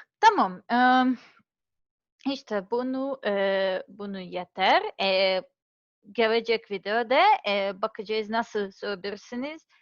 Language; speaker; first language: Turkish; non-native, learner; Serbian